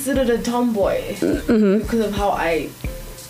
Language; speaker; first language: English; non-native, local second language; Zulu